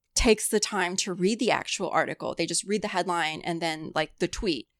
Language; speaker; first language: English; early bilingual, other home language; Cantonese